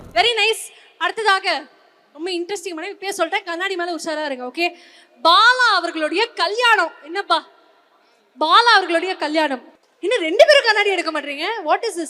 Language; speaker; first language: Tamil; native; Tamil